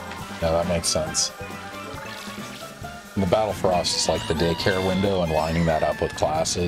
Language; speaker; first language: English; native; English